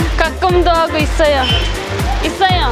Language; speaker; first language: Korean; non-native, learner; Cebuano